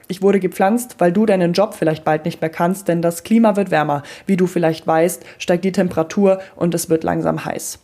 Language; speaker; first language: German; native; German